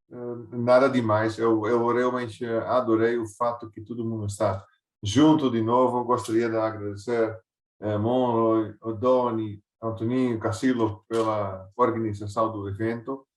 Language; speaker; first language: Portuguese; non-native, fluent; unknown